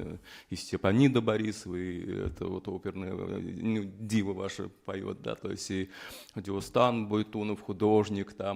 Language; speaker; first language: Russian; native; Russian